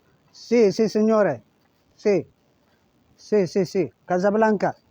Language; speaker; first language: Italian; non-native, learner; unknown